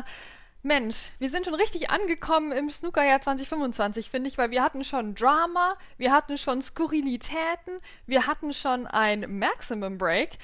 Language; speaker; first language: German; native; German